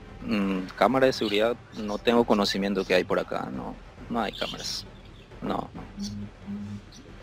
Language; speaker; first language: Spanish; native; Spanish